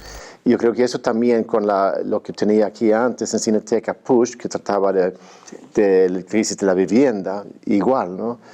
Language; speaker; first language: Spanish; non-native, fluent; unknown